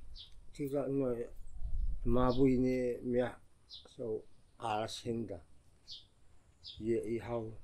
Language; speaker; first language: Chinese; non-native, local second language; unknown